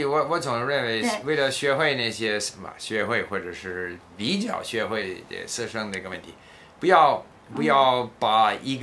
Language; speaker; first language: Chinese; non-native, fluent; English